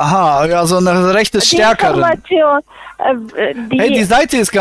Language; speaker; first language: German; native; German